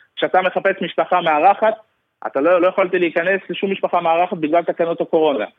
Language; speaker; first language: Hebrew; early bilingual, other home language; Russian